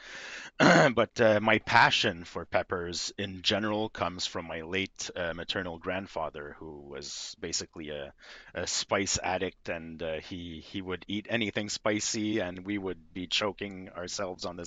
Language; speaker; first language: English; native; English